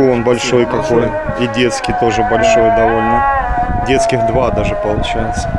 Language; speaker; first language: Russian; native; Russian